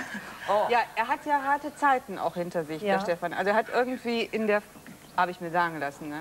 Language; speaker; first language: German; native; German